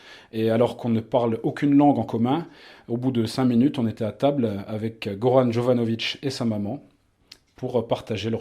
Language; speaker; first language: French; native; French